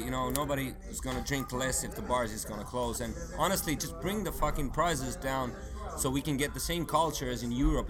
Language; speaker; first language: English; non-native, fluent; Swedish